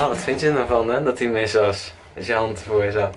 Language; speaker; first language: Dutch; native; Dutch